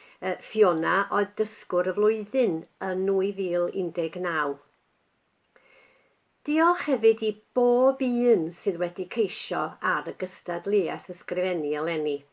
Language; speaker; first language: Welsh; native; Welsh